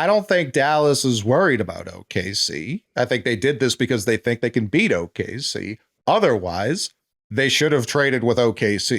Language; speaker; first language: English; native; English